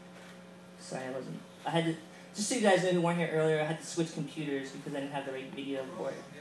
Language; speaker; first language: English; native; English